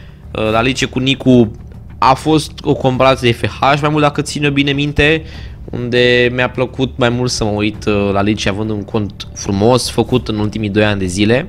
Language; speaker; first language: Romanian; native; Romanian